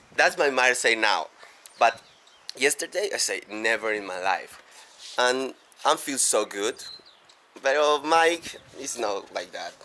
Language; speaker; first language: English; non-native, learner; Spanish